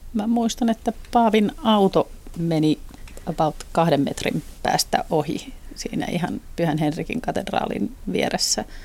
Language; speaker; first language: Finnish; non-native, local second language; Swedish